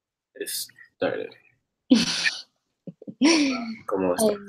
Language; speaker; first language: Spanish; non-native, learner; English